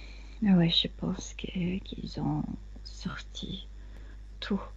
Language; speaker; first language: French; non-native, fluent; Spanish